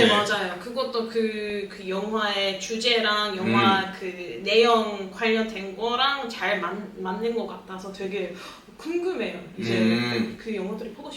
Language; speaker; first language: Korean; non-native, fluent; English